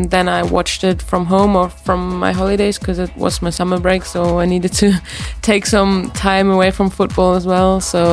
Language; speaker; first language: English; non-native, fluent; German